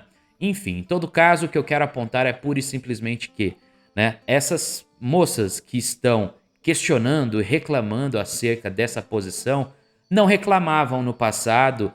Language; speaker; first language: Portuguese; native; Portuguese